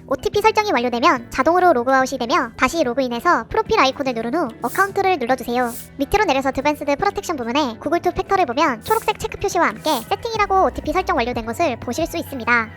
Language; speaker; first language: Korean; native; Korean